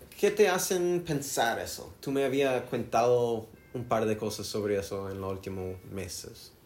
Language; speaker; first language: Spanish; non-native, learner; English